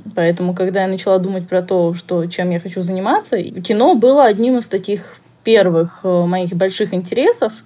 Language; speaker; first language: Russian; early bilingual, heritage; Russian